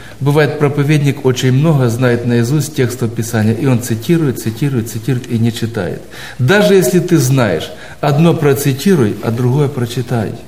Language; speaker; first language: Russian; native; Russian